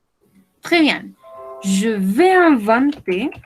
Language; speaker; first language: French; non-native, fluent; Spanish